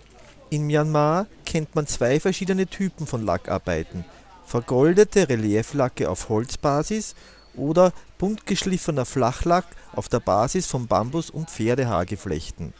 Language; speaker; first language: German; native; German